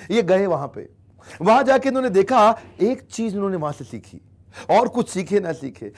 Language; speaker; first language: Hindi; native; Hindi